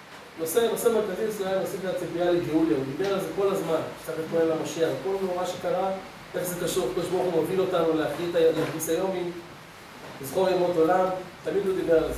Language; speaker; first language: Hebrew; native; Hebrew